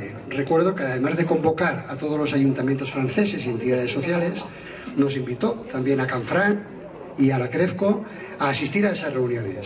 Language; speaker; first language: Spanish; native; Spanish